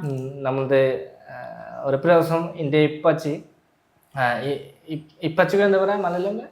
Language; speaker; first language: Malayalam; non-native, learner; Bangla